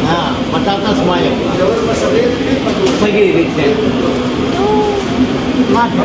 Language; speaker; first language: Arabic; non-native, learner; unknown